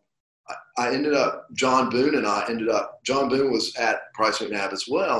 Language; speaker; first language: English; native; English